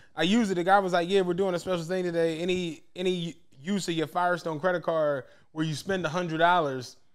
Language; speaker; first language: English; native; English